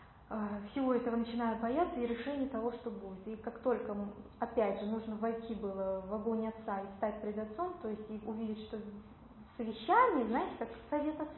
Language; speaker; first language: Russian; native; Russian